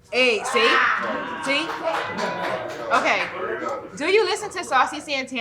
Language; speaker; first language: English; native; English